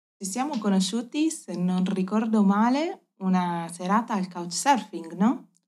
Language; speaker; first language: Italian; native; Italian